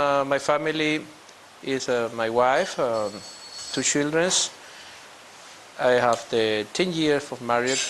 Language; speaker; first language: English; non-native, learner; Spanish